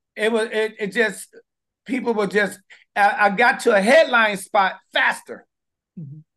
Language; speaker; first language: English; native; English